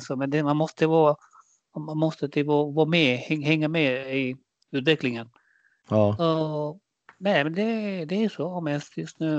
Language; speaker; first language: Swedish; non-native, fluent; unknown